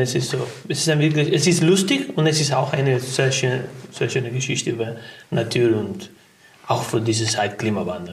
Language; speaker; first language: German; non-native, learner; Spanish